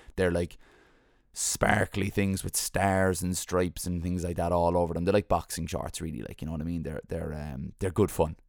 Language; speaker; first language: English; native; English